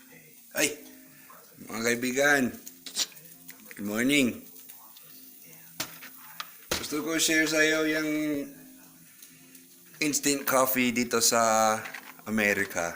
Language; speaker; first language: Filipino; non-native, learner; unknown